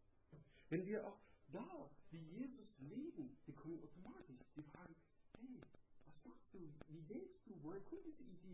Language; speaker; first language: German; non-native, learner; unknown